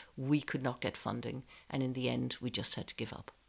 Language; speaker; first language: English; native; English